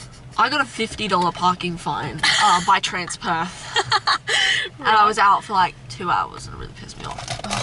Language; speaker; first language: English; native; English